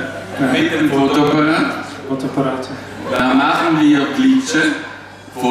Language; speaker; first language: German; non-native, fluent; Italian